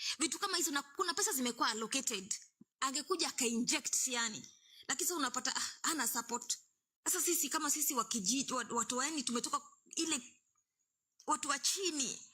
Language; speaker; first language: Swahili; non-native, local second language; Luo (Kenya and Tanzania)